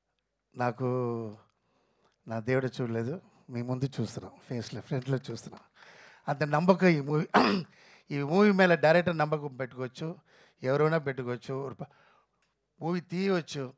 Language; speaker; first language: Telugu; non-native, fluent; Tamil